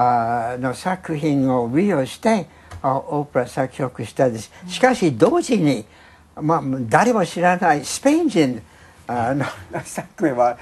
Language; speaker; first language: Japanese; non-native, fluent; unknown